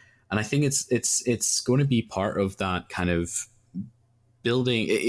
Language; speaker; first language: English; native; English